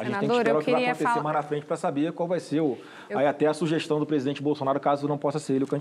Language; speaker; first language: Portuguese; native; Portuguese